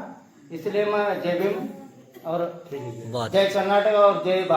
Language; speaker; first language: Hindi; non-native, local second language; Kannada